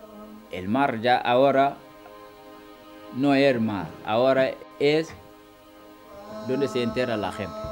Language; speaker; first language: Spanish; non-native, local second language; Wolof